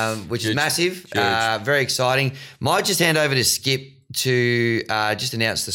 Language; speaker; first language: English; native; English